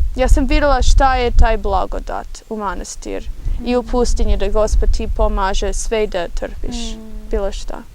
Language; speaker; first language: Bosnian; non-native, fluent; English